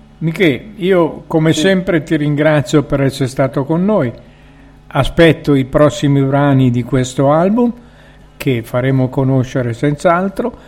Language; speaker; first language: Italian; native; Italian